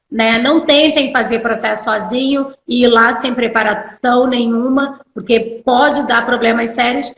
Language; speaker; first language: Portuguese; native; Portuguese